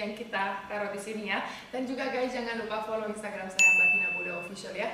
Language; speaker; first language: Indonesian; non-native, fluent; Romanian